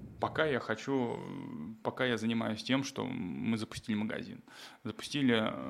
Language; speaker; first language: Russian; native; Russian